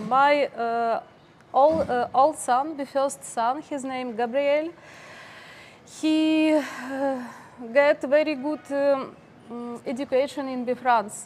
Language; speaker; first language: English; non-native, learner; Ukrainian